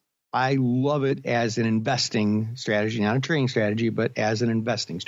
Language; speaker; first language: English; native; English